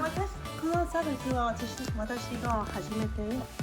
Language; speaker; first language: Japanese; non-native, learner; English